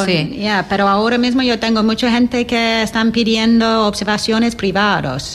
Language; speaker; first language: Spanish; non-native, learner; English